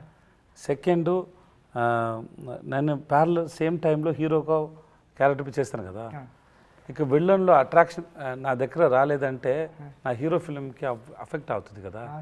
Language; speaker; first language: Telugu; non-native, learner; Tamil